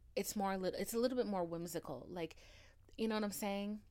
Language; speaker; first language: English; early bilingual, other home language; Haitian Creole